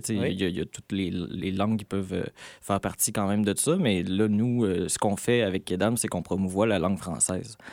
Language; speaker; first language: French; native; French